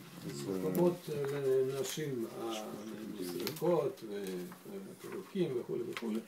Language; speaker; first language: Hebrew; non-native, fluent; Russian